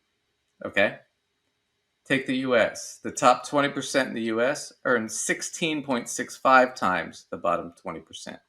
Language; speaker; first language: English; native; English